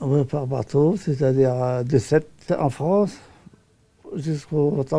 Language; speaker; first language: French; non-native, local second language; Arabic